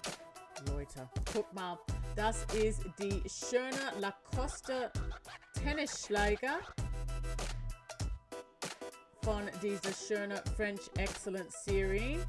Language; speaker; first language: German; non-native, learner; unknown